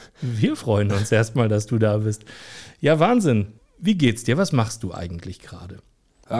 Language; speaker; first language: German; native; German